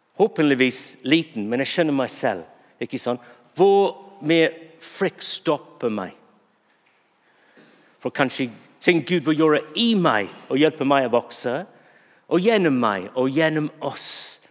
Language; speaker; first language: Norwegian; non-native, fluent; English